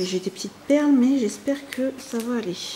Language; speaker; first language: French; native; French